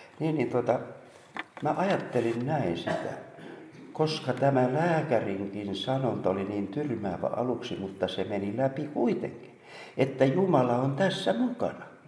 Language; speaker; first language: Finnish; native; Finnish